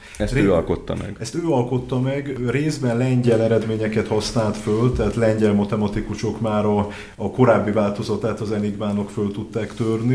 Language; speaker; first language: Hungarian; native; Hungarian